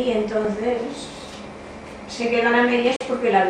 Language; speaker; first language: Spanish; native; Spanish